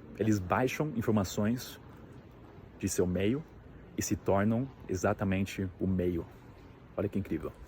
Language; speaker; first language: Portuguese; native; Portuguese